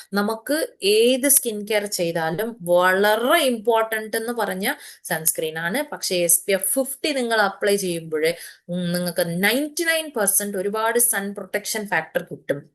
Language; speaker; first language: Malayalam; early bilingual, heritage; Malayalam